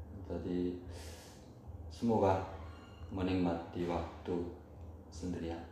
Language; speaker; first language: Indonesian; non-native, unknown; Korean